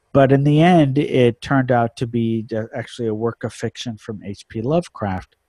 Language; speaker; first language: English; native; English